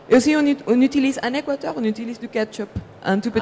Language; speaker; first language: French; non-native, fluent; Spanish